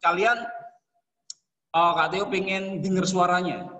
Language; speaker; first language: Indonesian; native; Indonesian